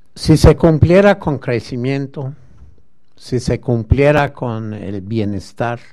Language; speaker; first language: Spanish; non-native, fluent; English